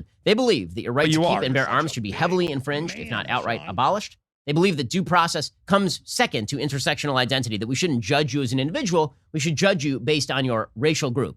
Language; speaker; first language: English; native; English